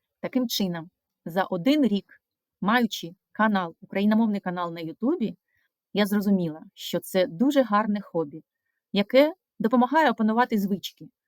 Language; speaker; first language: Ukrainian; non-native, local second language; Russian